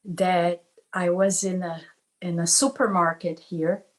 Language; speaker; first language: English; non-native, fluent; Portuguese